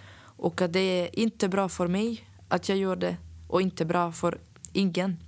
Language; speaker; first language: Swedish; non-native, fluent; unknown